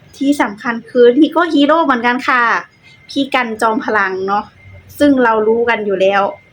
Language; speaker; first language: Thai; native; Thai